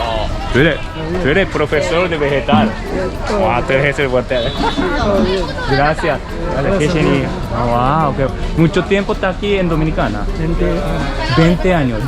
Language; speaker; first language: Spanish; non-native, learner; Japanese